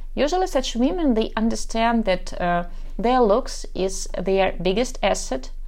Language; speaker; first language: English; non-native, fluent; Ukrainian